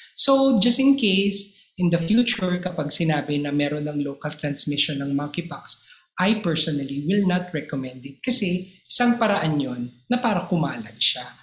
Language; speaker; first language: Filipino; native; Filipino